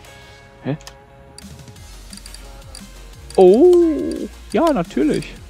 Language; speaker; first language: German; native; German